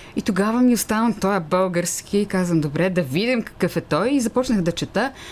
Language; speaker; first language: Bulgarian; non-native, fluent; Polish